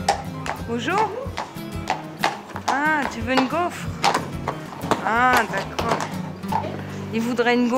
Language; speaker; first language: French; native; French